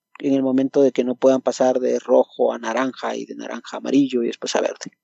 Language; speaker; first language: Spanish; native; Spanish